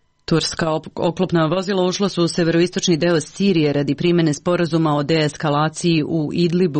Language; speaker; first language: Serbian; native; Serbian